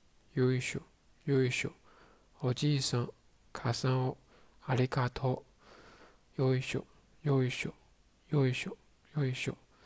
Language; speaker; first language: Japanese; non-native, learner; Chinese